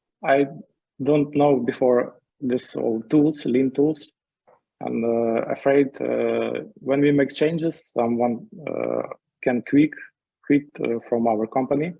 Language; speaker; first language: English; non-native, learner; Ukrainian